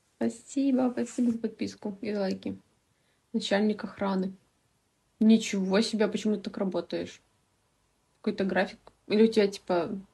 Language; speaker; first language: Russian; native; Russian